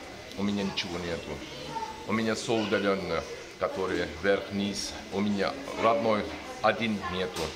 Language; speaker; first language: Russian; non-native, learner; Turkish